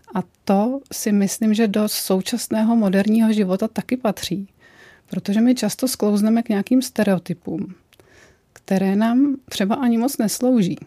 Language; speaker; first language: Czech; native; Czech